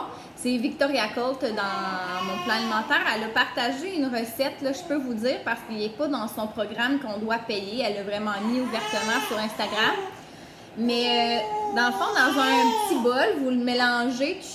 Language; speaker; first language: French; native; French